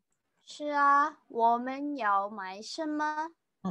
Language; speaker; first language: Chinese; non-native, learner; Malay